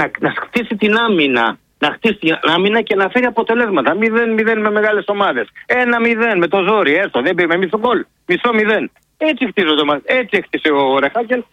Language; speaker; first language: Greek; native; Greek